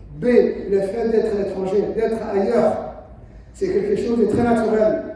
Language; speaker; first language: French; non-native, local second language; Somali